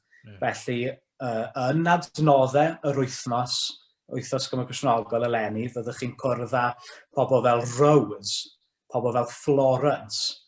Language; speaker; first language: Welsh; native; Welsh